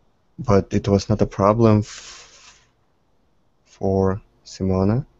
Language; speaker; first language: English; non-native, fluent; Russian